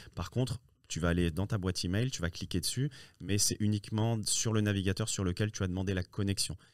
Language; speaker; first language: French; early bilingual, other home language; Riffian